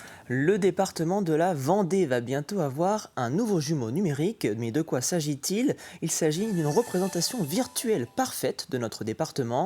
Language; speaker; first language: French; native; French